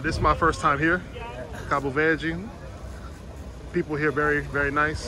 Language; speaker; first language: English; native; English